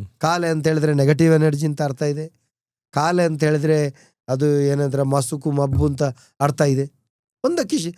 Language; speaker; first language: Kannada; non-native, local second language; Tulu